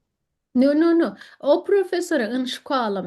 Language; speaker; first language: Romanian; non-native, learner; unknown